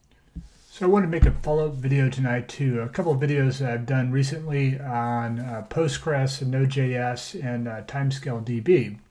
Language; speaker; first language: English; native; English